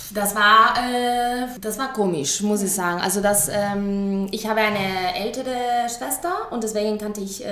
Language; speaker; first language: German; non-native, fluent; Spanish